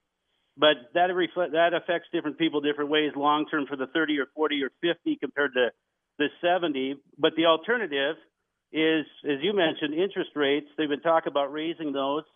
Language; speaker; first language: English; native; English